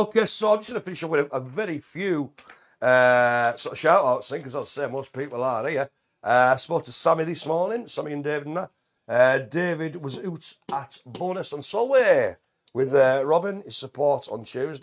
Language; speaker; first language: English; native; English